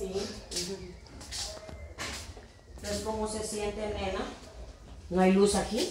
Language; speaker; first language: Spanish; native; Spanish